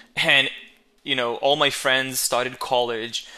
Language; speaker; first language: English; non-native, fluent; Hebrew